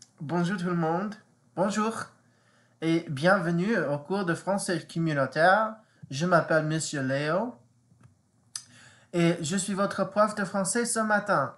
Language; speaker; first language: French; non-native, fluent; English